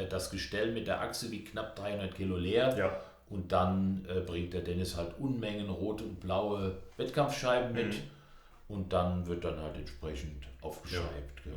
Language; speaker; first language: German; native; German